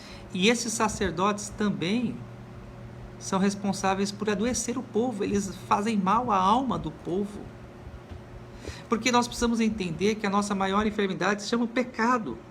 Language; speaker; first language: Portuguese; native; Portuguese